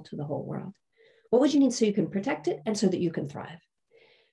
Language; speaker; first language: English; native; English